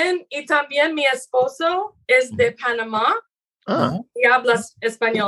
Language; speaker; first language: Spanish; non-native, learner; English